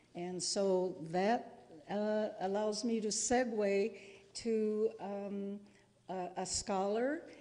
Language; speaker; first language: English; native; English